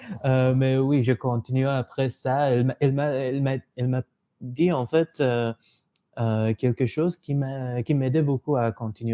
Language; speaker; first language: French; non-native, fluent; English